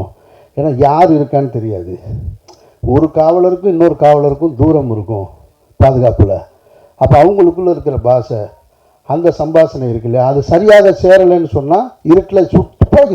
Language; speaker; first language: Tamil; native; Tamil